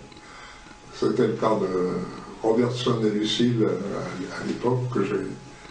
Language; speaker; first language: French; native; French